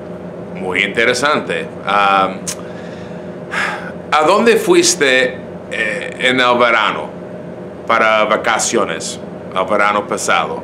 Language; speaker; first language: Spanish; non-native, fluent; English